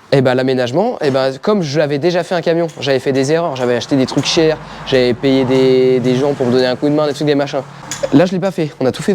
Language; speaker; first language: French; native; French